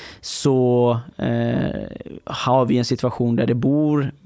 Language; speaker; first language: Swedish; early bilingual, other home language; Persian